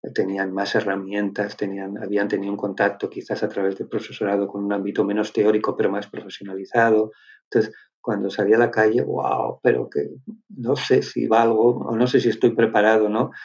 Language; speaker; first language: Spanish; native; Spanish